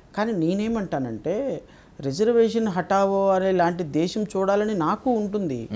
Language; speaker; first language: Telugu; native; Telugu